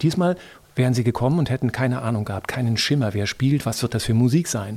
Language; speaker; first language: German; native; German